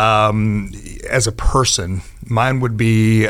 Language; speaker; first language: English; native; English